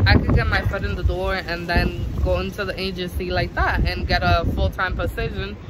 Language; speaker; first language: English; native; English